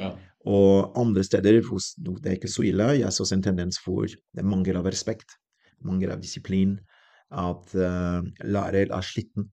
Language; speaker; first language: Norwegian; non-native, fluent; French